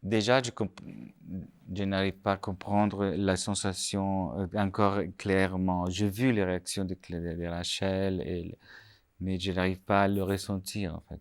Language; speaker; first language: French; non-native, fluent; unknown